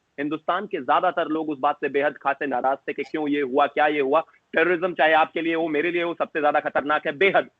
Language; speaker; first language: Hindi; native; Hindi